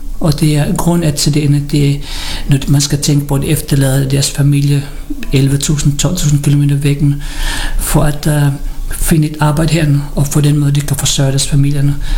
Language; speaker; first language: Danish; early bilingual, other home language; Filipino